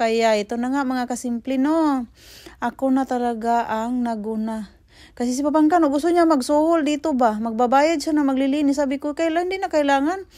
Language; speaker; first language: Filipino; non-native, local second language; Cebuano